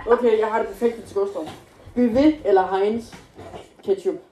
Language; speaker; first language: Danish; native; Danish